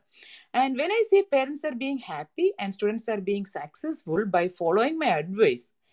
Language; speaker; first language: English; non-native, local second language; Malayalam